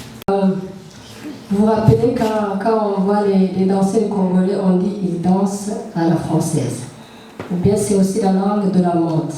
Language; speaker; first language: French; non-native, local second language; Rundi